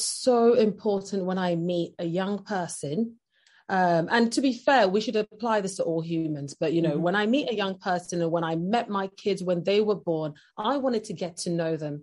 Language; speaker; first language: English; non-native, local second language; Yoruba